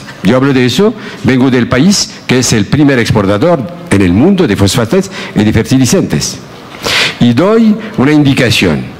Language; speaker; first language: Spanish; non-native, fluent; Arabic